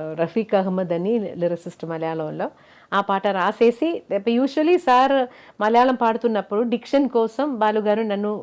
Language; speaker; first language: Telugu; non-native, learner; Malayalam